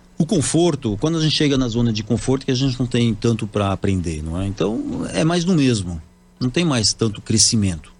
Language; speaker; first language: Portuguese; non-native, fluent; French